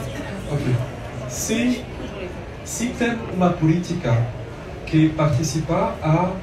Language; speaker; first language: Portuguese; non-native, learner; French